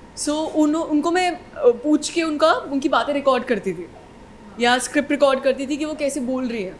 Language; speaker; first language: Hindi; native; Hindi